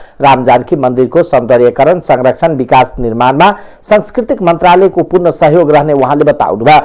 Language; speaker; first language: Nepali; non-native, local second language; Maithili